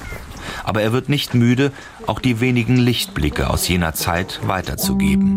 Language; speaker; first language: German; native; German